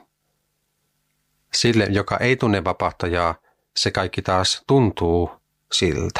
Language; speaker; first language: Finnish; native; Finnish